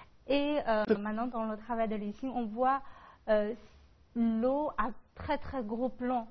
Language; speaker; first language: French; non-native, fluent; Chinese